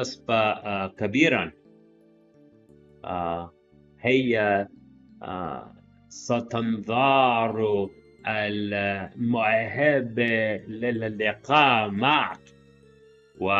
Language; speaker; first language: Arabic; non-native, learner; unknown